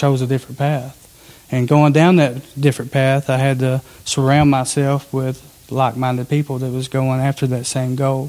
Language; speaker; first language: English; native; English